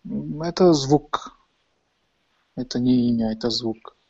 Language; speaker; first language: Russian; non-native, fluent; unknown